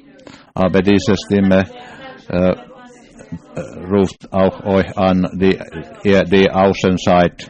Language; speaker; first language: German; non-native, learner; English